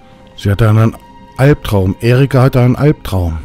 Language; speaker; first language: German; native; German